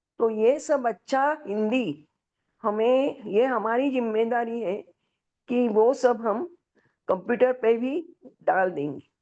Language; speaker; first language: Hindi; non-native, local second language; Marathi